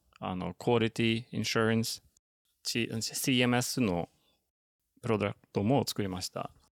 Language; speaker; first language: Japanese; non-native, fluent; Norwegian